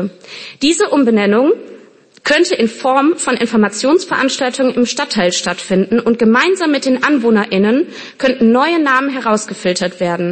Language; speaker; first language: German; native; German